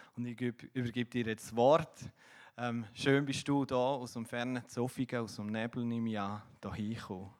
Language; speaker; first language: German; native; German